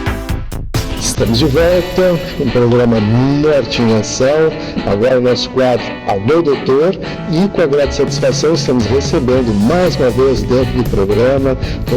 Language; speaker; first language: Portuguese; native; Portuguese